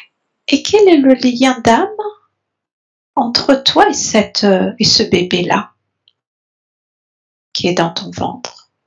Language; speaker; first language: French; native; French